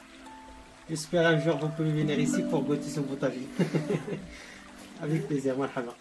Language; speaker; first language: French; non-native, local second language; Arabic